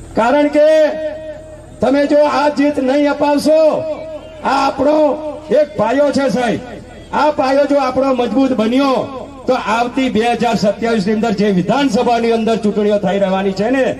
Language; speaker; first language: Gujarati; native; Gujarati